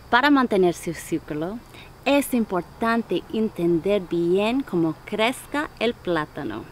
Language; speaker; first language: Spanish; non-native, learner; English